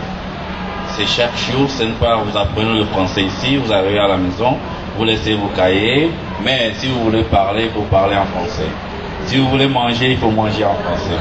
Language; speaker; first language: French; non-native, fluent; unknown